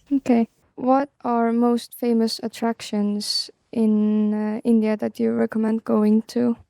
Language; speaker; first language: English; non-native, fluent; Estonian